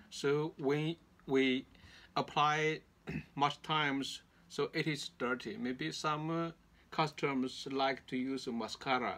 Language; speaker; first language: English; non-native, learner; Chinese